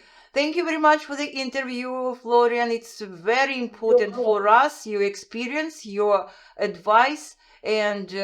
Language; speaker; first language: English; non-native, fluent; Russian